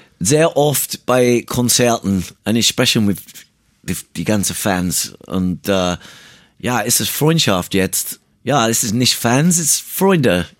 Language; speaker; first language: German; non-native, learner; English